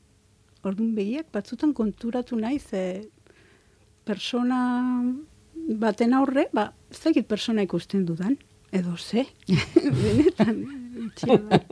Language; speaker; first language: Basque; non-native, local second language; Spanish